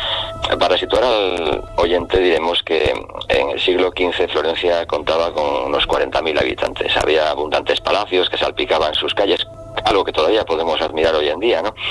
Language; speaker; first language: Spanish; native; Spanish